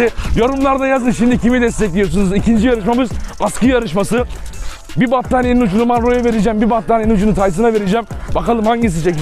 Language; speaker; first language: Turkish; native; Turkish